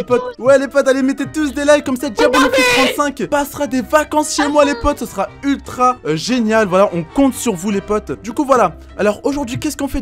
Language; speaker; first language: French; native; French